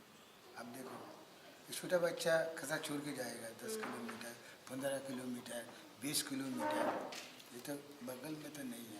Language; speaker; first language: Hindi; non-native, learner; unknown